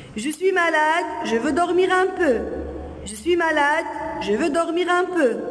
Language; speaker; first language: French; non-native, local second language; Arabic